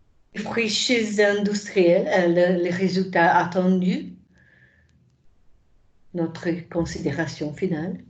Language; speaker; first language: French; non-native, fluent; Portuguese